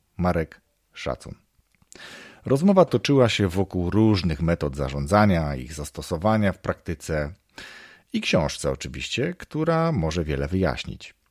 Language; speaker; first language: Polish; native; Polish